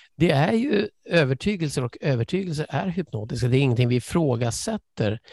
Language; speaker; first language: Swedish; early bilingual, other home language; English